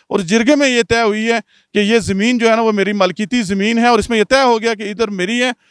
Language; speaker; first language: Urdu; non-native, local second language; Punjabi